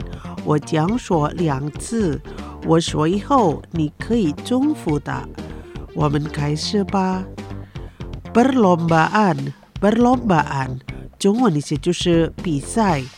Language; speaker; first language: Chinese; non-native, fluent; Indonesian